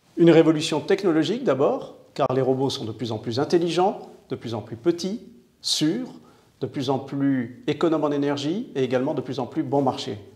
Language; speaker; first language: French; native; French